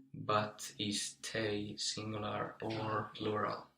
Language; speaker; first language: English; non-native, fluent; Finnish